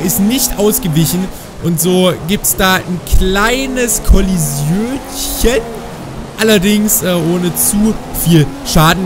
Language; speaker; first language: German; native; German